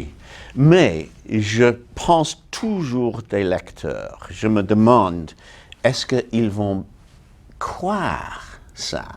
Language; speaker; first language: French; non-native, fluent; English